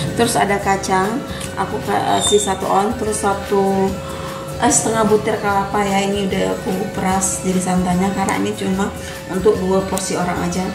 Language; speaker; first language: Indonesian; native; Indonesian